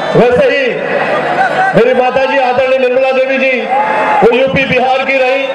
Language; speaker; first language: Hindi; native; Hindi